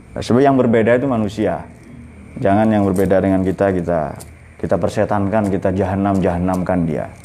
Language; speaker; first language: Indonesian; non-native, local second language; Madurese